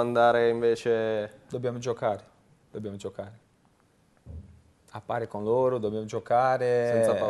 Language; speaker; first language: Italian; non-native, learner; Portuguese